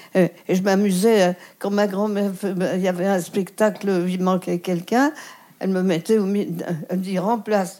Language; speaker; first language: French; native; French